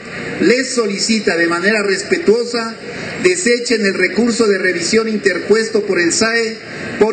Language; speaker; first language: Spanish; native; Spanish